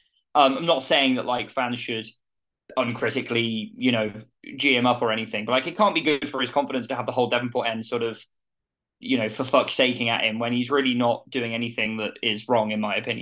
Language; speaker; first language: English; native; English